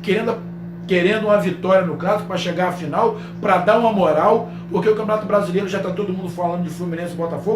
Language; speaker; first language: Portuguese; native; Portuguese